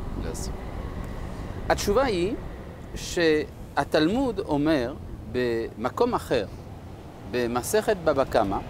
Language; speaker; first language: Hebrew; non-native, fluent; French